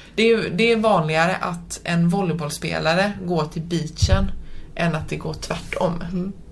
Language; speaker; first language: Swedish; early bilingual, other home language; Polish